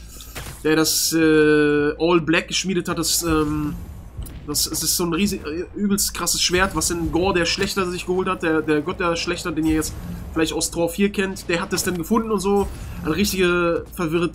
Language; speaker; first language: German; native; German